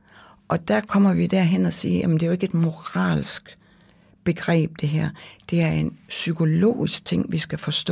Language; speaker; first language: Danish; native; Danish